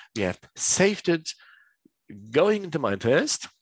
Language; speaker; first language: English; non-native, learner; German